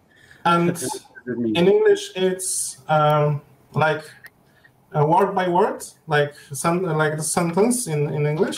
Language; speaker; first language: English; non-native, learner; Polish